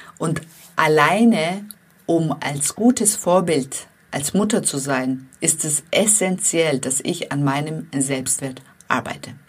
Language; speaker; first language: German; non-native, fluent; Turkish